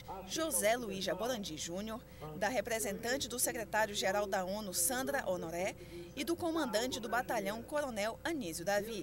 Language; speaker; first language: Portuguese; native; Portuguese